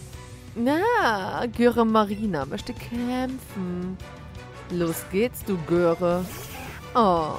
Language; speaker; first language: German; native; German